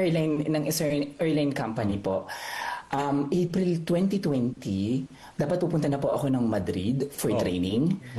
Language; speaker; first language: Filipino; native; Filipino